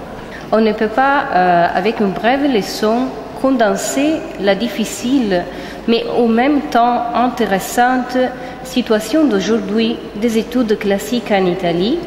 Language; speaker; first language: French; non-native, fluent; Italian